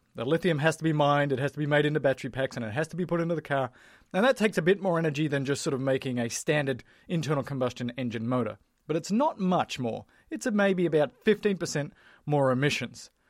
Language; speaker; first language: English; native; English